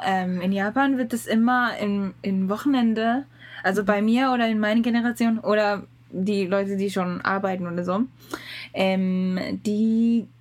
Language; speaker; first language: German; non-native, learner; Japanese